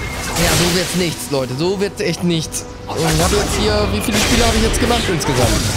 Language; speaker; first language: German; native; German